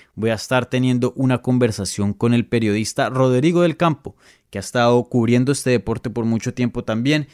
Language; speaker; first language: Spanish; native; Spanish